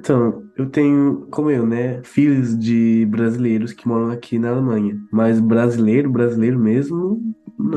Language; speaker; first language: Portuguese; early bilingual, heritage; Portuguese